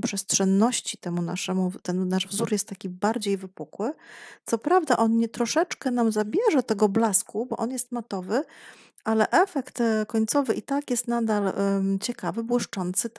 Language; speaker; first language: Polish; native; Polish